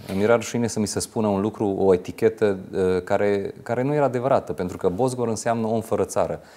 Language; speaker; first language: Romanian; non-native, local second language; Hungarian